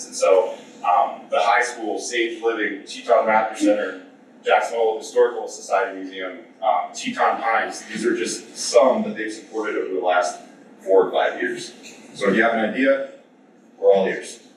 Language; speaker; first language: English; native; English